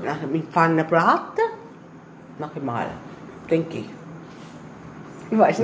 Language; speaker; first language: German; non-native, local second language; Tamil